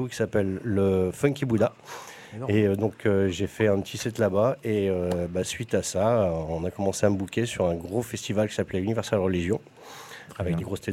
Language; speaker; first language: French; native; French